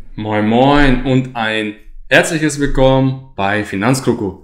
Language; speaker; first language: German; native; German